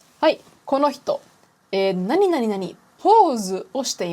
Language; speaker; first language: Japanese; non-native, fluent; English